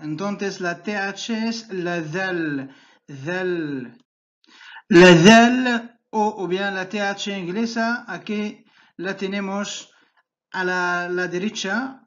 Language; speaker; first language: Spanish; non-native, fluent; Arabic